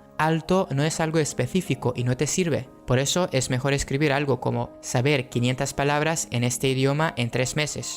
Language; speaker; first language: Spanish; non-native, fluent; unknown